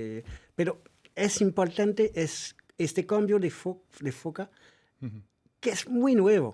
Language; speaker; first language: Spanish; non-native, fluent; French